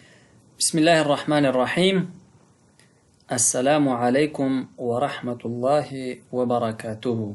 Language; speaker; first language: Arabic; non-native, fluent; Pashto